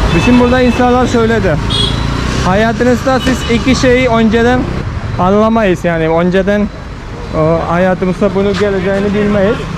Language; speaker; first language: Turkish; non-native, fluent; Malayalam